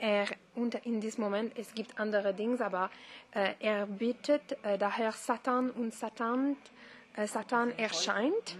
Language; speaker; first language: German; non-native, learner; French